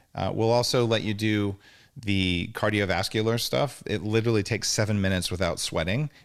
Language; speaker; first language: English; native; English